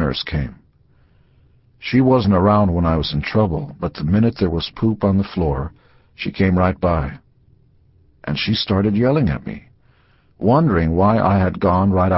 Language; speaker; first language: English; early bilingual, other home language; Hebrew